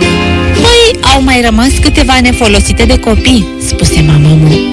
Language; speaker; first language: Romanian; native; Romanian